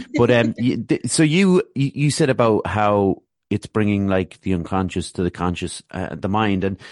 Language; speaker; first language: English; native; English